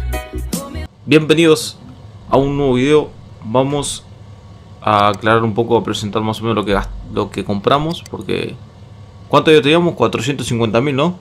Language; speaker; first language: Spanish; native; Spanish